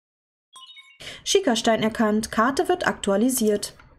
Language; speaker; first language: German; native; German